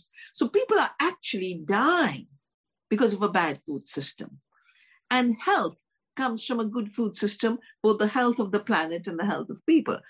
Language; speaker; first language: English; non-native, local second language; Hindi